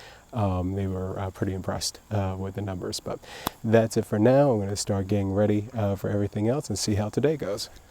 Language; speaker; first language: English; native; English